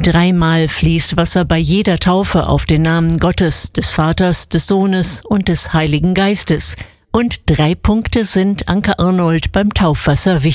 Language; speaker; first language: German; native; German